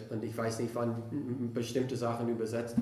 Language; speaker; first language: German; non-native, fluent; English